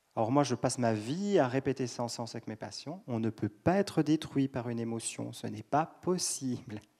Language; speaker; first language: French; native; French